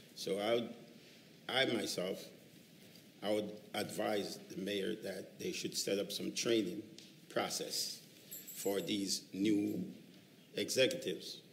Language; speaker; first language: English; native; English